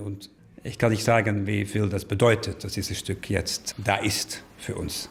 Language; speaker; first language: German; non-native, fluent; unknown